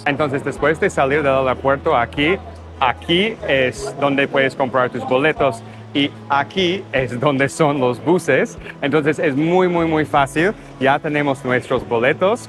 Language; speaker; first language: Spanish; non-native, fluent; English